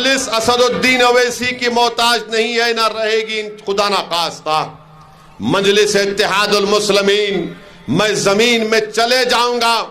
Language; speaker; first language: Urdu; native; Urdu